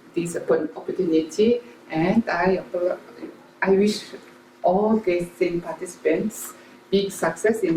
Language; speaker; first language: English; non-native, learner; Mongolian